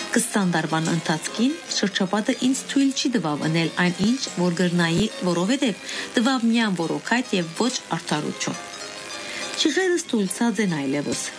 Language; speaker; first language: Armenian; early bilingual, heritage; Armenian